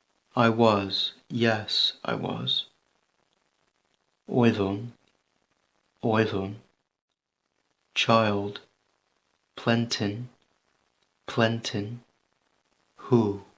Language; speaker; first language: Welsh; non-native, learner; English